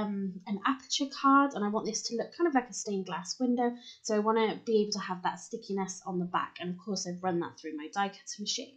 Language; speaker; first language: English; native; English